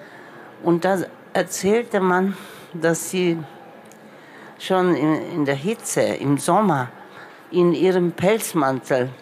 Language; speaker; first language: German; non-native, local second language; Turkish